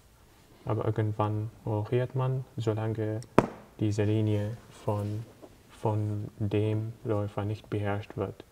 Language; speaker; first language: German; non-native, learner; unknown